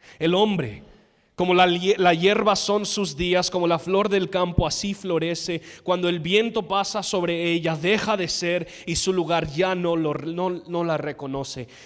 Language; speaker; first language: Spanish; non-native, fluent; English